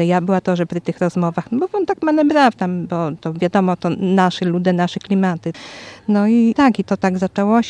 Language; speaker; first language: Polish; non-native, local second language; Ukrainian